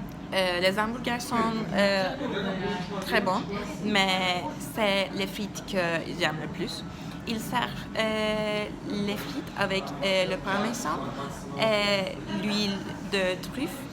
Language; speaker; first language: French; non-native, learner; Turkish